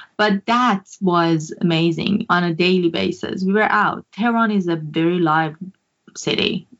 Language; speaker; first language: English; non-native, fluent; Persian